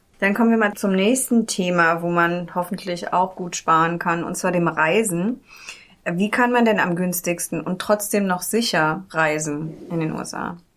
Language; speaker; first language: German; native; German